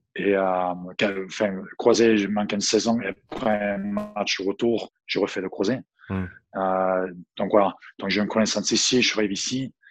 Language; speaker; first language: French; non-native, fluent; English